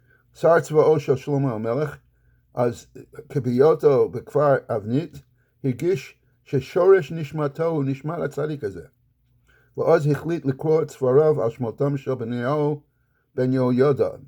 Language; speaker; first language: Hebrew; non-native, fluent; English